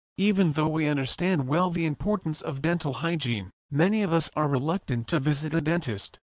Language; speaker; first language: English; non-native, fluent; Spanish